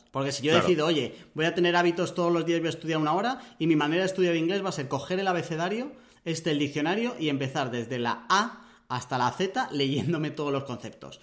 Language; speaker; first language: Spanish; native; Spanish